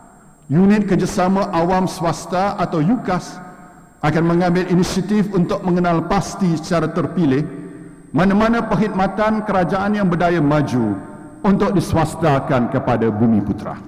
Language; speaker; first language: Malay; native; Malay